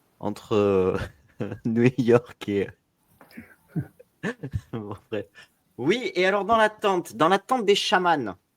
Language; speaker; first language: French; native; French